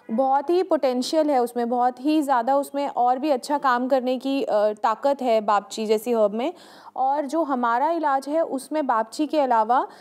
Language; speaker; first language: Hindi; native; Hindi